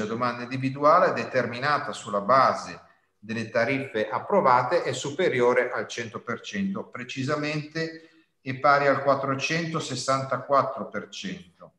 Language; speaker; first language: Italian; native; Italian